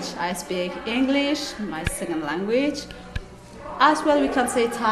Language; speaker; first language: English; non-native, learner; Somali